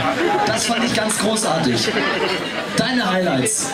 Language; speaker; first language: German; native; German